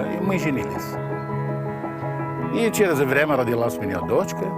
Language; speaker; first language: Russian; non-native, learner; Arabic